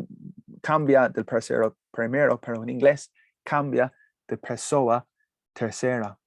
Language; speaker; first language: Spanish; non-native, fluent; English